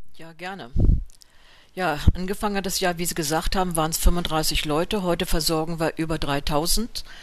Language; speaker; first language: German; native; German